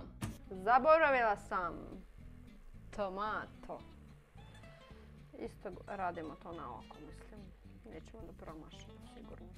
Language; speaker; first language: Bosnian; non-native, learner; Russian